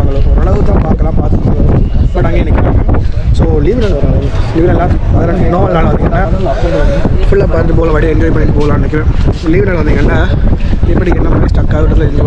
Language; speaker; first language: Tamil; native; Tamil